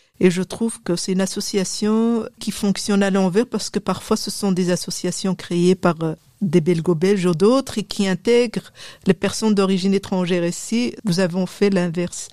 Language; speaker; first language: French; non-native, local second language; Arabic